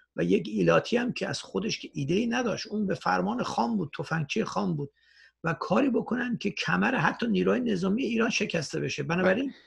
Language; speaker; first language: Persian; native; Persian